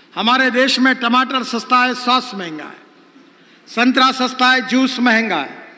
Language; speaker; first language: Hindi; non-native, local second language; Marathi